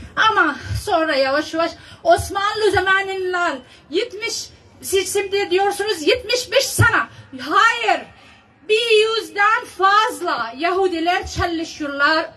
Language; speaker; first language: Turkish; non-native, learner; Arabic